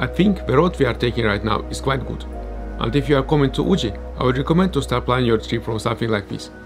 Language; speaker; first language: English; early bilingual, other home language; Estonian